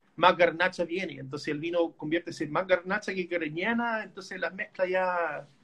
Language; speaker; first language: Spanish; non-native, fluent; English